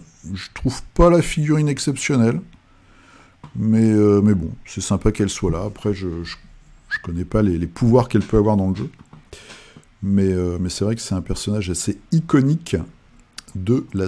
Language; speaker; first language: French; native; French